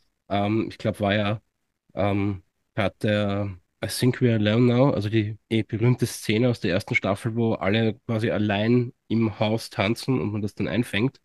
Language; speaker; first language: German; native; German